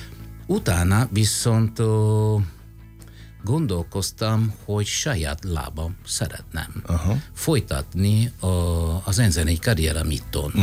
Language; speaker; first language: Hungarian; non-native, fluent; Italian